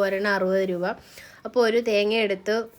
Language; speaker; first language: Malayalam; native; Malayalam